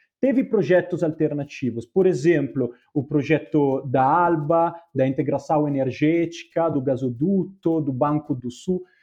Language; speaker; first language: Portuguese; non-native, fluent; Spanish